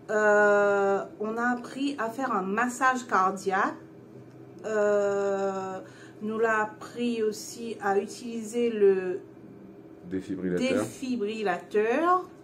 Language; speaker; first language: French; non-native, local second language; Réunion Creole French